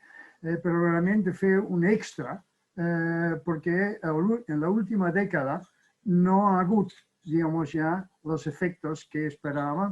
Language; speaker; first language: Catalan; non-native, fluent; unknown